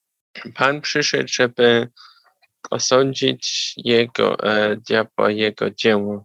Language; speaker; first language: Polish; non-native, learner; German